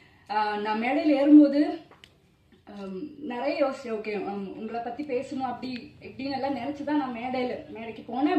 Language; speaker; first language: Tamil; non-native, fluent; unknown